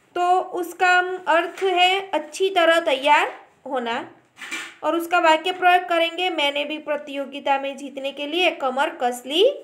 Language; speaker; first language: Hindi; non-native, local second language; Gujarati